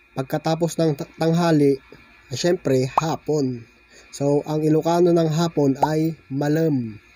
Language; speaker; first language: Filipino; non-native, local second language; Iloko